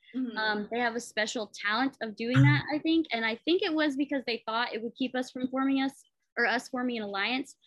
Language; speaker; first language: English; native; English